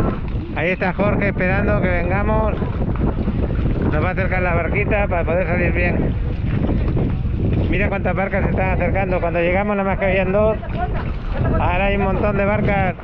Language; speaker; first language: Spanish; native; Spanish